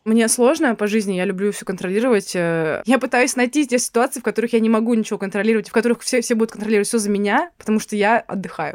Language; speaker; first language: Russian; native; Russian